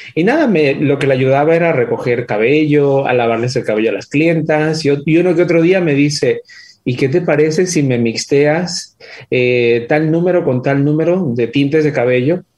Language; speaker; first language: Spanish; native; Spanish